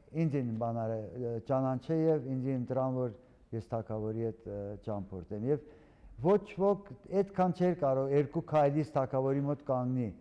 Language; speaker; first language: Armenian; early bilingual, heritage; Armenian